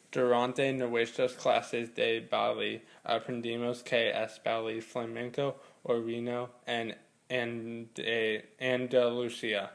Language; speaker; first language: Spanish; non-native, learner; English